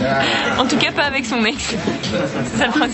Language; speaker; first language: French; native; French